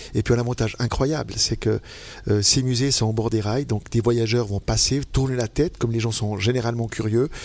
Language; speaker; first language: French; native; French